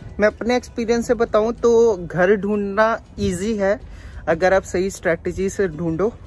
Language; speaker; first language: Hindi; native; Hindi